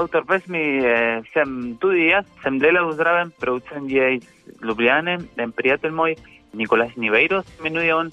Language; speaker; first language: Slovenian; non-native, fluent; Spanish